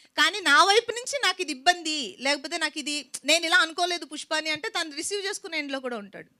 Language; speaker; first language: Telugu; native; Telugu